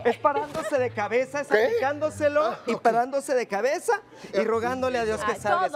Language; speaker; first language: Spanish; native; Spanish